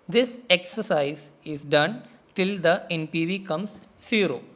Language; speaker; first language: English; non-native, local second language; Malayalam